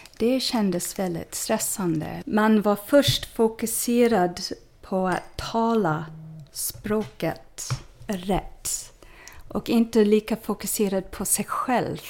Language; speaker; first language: Swedish; non-native, fluent; English